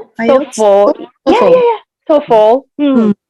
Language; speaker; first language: English; non-native, fluent; Japanese